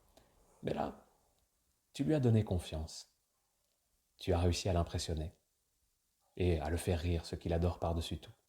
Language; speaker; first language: French; native; French